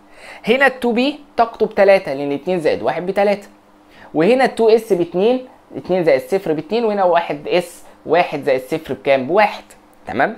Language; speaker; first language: Arabic; native; Arabic